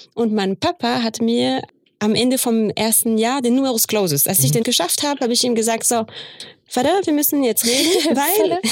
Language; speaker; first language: German; non-native, fluent; French